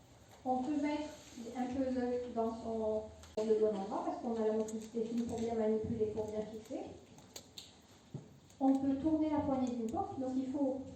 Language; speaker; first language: French; non-native, local second language; Arabic